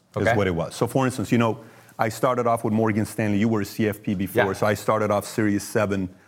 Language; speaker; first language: English; early bilingual, other home language; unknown